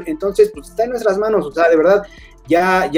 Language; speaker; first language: Spanish; native; Spanish